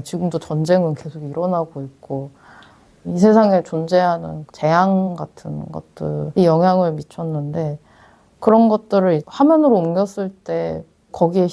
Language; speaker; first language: Korean; native; Korean